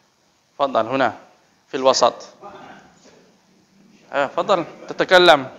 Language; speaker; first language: Arabic; non-native, fluent; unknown